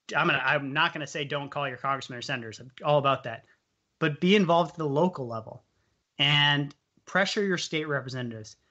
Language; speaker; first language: English; native; English